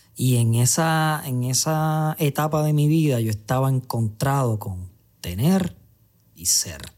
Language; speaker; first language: Spanish; native; Spanish